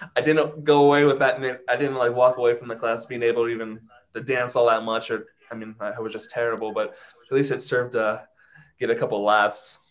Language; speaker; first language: English; native; English